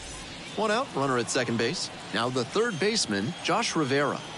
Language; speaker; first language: English; native; English